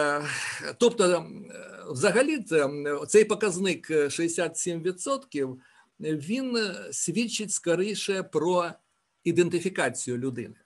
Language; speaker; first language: Ukrainian; native; Ukrainian